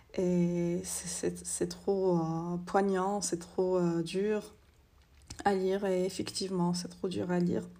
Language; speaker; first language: French; non-native, local second language; Arabic